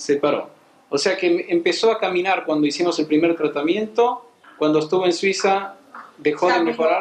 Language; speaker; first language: Spanish; native; Spanish